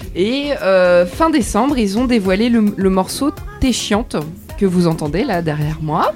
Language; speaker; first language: French; native; French